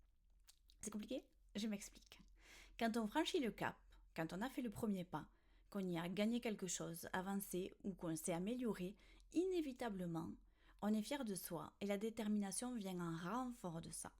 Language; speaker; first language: French; native; French